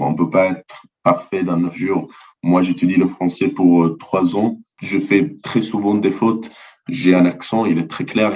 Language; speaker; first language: French; non-native, fluent; Italian